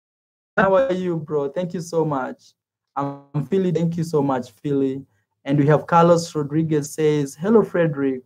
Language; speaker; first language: English; non-native, fluent; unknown